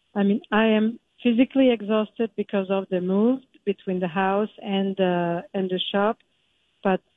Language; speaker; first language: English; early bilingual, other home language; Turkish